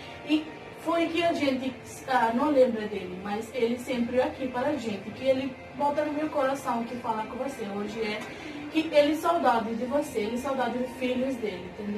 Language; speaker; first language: Portuguese; non-native, learner; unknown